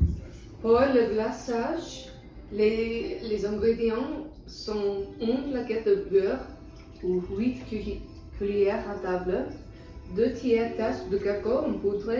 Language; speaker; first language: French; non-native, learner; English